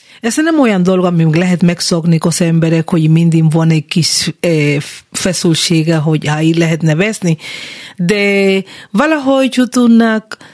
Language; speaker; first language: Hungarian; non-native, learner; Spanish